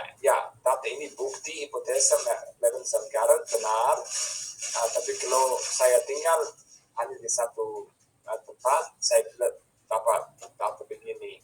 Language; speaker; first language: Indonesian; non-native, fluent; English